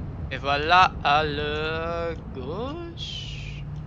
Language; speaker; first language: French; non-native, learner; English